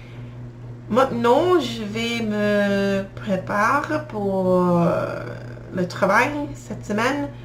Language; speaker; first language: French; non-native, learner; English